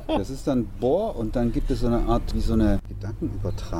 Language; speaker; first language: German; native; German